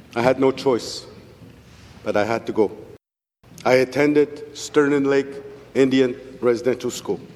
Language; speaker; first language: English; non-native, fluent; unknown